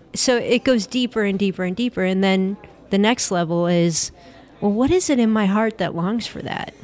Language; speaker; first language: English; native; English